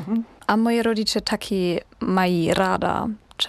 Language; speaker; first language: Czech; non-native, learner; German